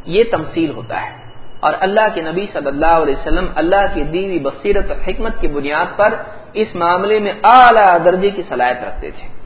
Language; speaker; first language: Urdu; native; Urdu